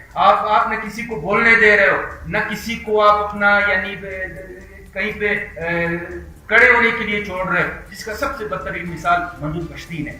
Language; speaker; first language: Urdu; non-native, local second language; Baluchi